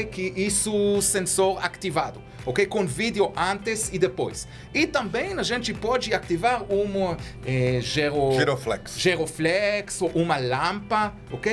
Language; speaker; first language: Portuguese; non-native, learner; Hebrew